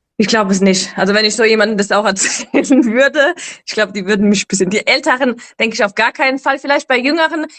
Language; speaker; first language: German; native; German